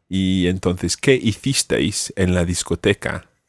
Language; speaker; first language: Spanish; non-native, fluent; English